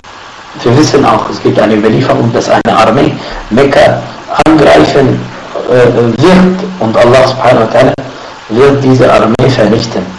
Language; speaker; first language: German; non-native, fluent; Arabic